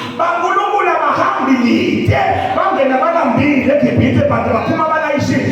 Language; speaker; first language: Zulu; non-native, local second language; Swati